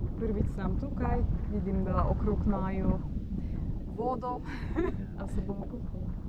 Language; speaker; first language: Slovenian; non-native, fluent; Turkish